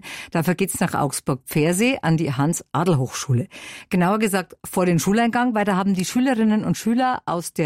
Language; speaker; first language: German; native; German